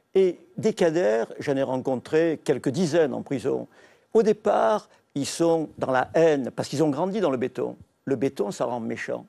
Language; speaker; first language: French; native; French